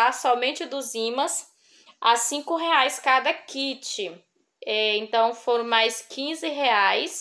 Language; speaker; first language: Portuguese; native; Portuguese